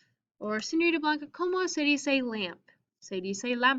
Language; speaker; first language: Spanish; non-native, fluent; English